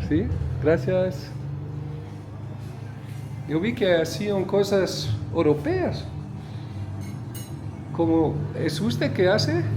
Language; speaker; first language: Spanish; non-native, learner; Portuguese